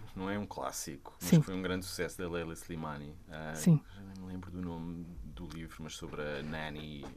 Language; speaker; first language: Portuguese; native; Portuguese